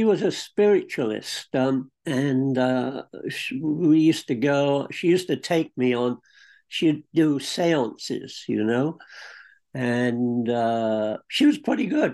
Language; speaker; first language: English; native; English